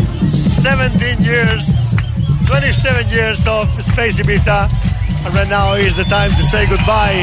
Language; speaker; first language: English; non-native, fluent; Spanish